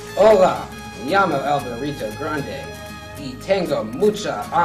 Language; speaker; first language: Spanish; non-native, learner; English